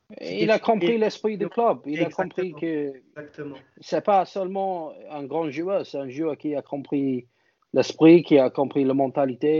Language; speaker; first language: French; non-native, fluent; English